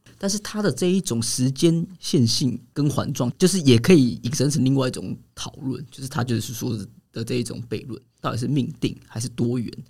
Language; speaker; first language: Chinese; native; Chinese